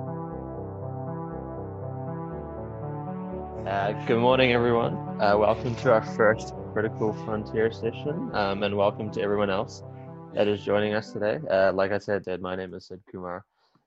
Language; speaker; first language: English; native; English